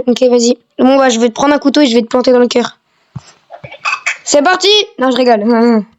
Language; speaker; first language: French; native; French